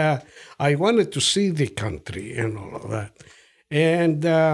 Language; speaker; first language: English; non-native, fluent; Greek